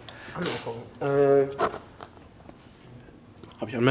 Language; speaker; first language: German; native; German